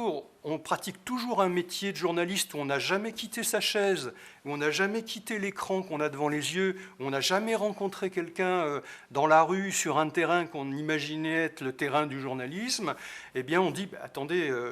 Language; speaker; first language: French; native; French